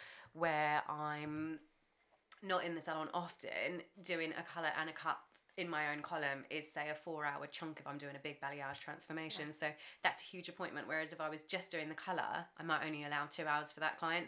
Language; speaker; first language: English; native; English